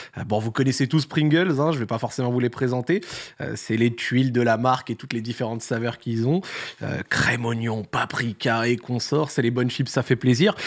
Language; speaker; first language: French; native; French